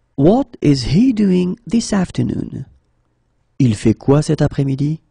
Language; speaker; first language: French; native; French